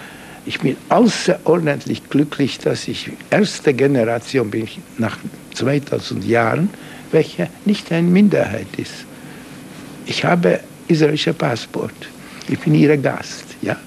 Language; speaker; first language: German; non-native, fluent; Hungarian